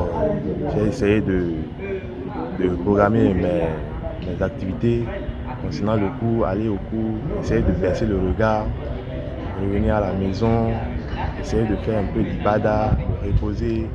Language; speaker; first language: French; non-native, local second language; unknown